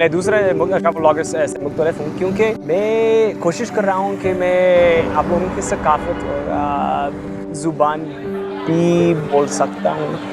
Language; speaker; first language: Hindi; non-native, fluent; English